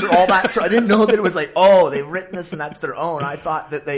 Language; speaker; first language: English; native; English